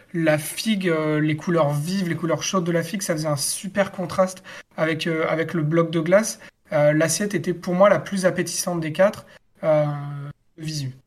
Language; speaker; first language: French; native; French